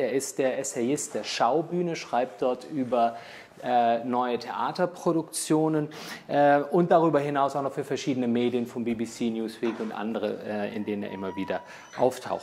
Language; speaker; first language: German; native; German